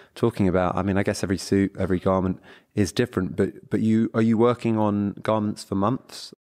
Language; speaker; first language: English; early bilingual, other home language; Portuguese